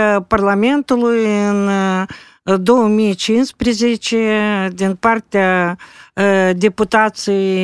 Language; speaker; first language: Romanian; non-native, local second language; Russian